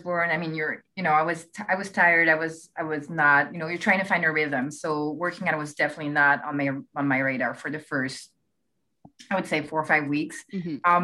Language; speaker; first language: English; non-native, fluent; French